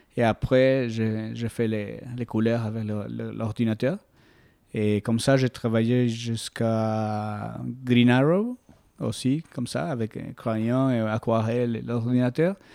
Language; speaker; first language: French; non-native, learner; Spanish